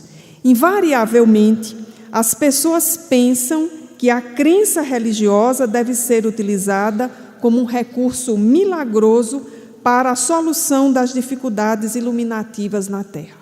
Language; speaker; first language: Portuguese; native; Portuguese